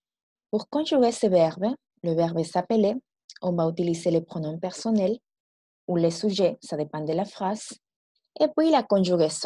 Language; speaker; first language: French; non-native, fluent; Spanish